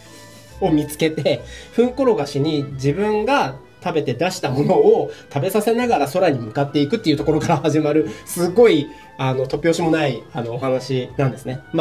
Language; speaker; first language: Japanese; native; Japanese